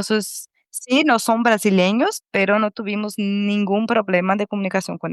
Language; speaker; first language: Spanish; non-native, fluent; Portuguese